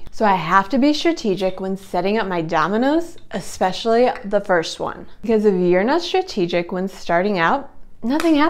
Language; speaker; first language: English; native; English